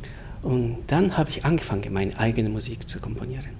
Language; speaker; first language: German; non-native, learner; Japanese